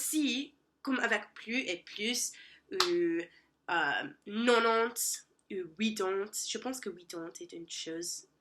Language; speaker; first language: French; non-native, learner; English